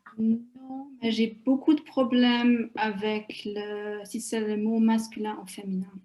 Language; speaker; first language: French; non-native, fluent; Hungarian